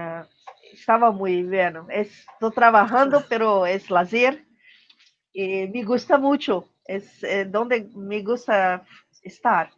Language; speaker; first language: Spanish; non-native, learner; Portuguese